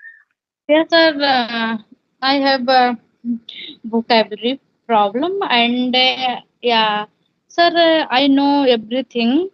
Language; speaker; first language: English; non-native, learner; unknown